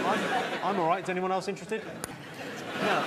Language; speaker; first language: English; native; English